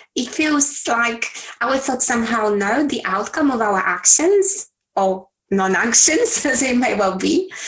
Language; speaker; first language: English; non-native, fluent; Polish